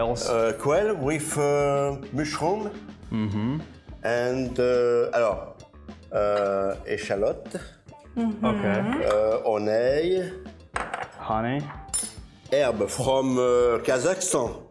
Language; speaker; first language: English; non-native, learner; French